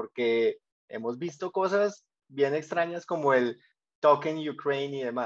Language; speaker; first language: Spanish; native; Spanish